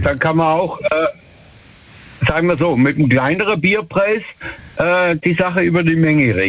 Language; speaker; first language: German; native; German